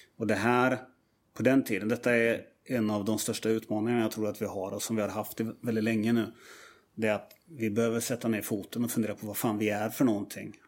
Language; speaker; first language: Swedish; native; Swedish